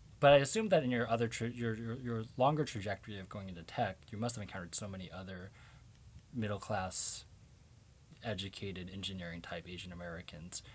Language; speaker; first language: English; native; English